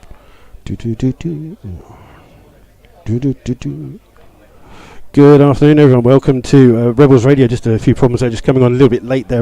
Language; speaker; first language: English; native; English